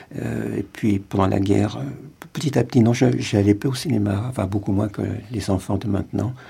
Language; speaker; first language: French; native; French